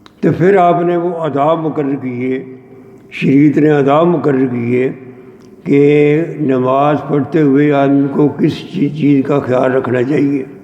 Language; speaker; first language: Urdu; non-native, local second language; Punjabi